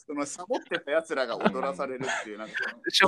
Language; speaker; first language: Japanese; native; Japanese